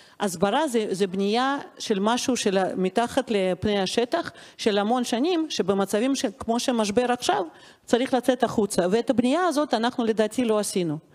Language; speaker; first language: Hebrew; non-native, fluent; Russian